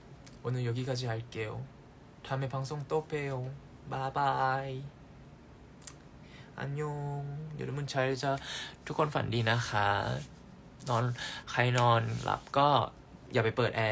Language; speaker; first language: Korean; non-native, learner; Thai